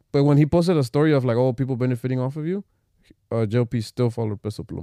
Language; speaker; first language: English; early bilingual, other home language; Spanish